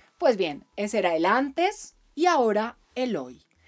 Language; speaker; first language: Spanish; native; Spanish